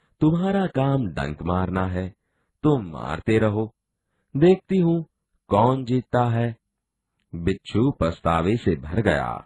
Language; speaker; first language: Hindi; non-native, local second language; Gujarati